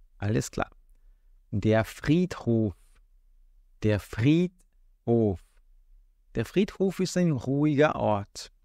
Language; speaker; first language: German; non-native, fluent; Portuguese